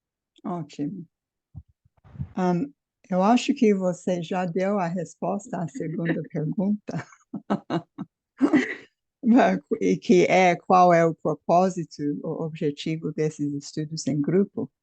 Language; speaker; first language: Portuguese; non-native, fluent; English